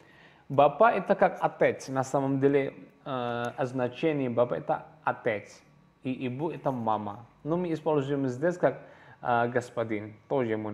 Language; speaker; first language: Russian; non-native, learner; Javanese